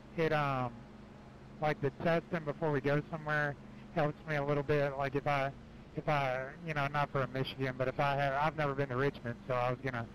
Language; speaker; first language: English; native; English